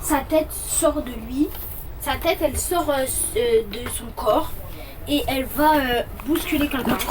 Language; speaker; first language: French; native; French